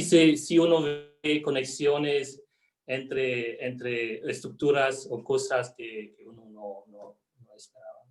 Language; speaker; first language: Spanish; non-native, fluent; German